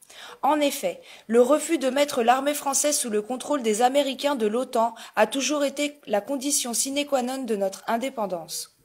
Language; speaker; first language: French; native; French